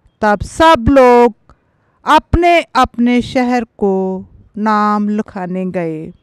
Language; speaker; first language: Urdu; non-native, local second language; Punjabi